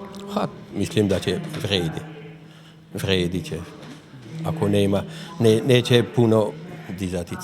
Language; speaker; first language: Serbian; non-native, local second language; Hungarian